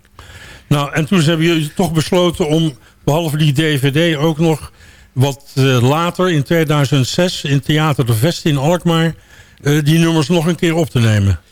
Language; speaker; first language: Dutch; native; Dutch